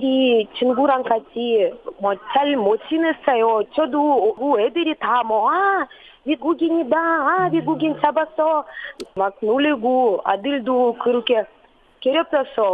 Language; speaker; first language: Korean; non-native, learner; Russian